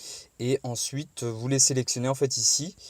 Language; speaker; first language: French; native; French